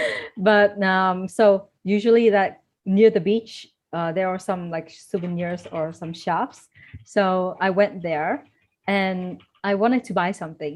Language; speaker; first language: English; non-native, fluent; Vietnamese